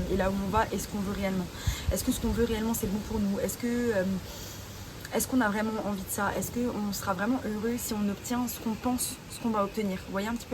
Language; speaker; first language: French; native; French